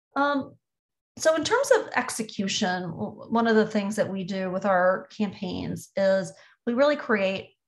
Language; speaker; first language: English; native; English